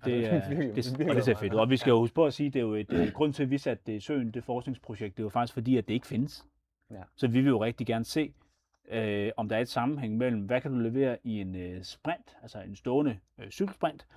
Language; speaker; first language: Danish; native; Danish